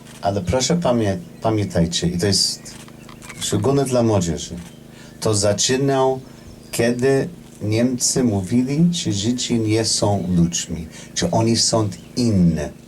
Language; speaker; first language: Polish; non-native, learner; English